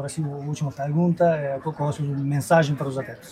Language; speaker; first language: Portuguese; non-native, learner; Turkish